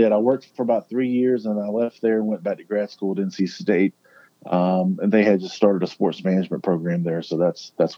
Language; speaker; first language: English; native; English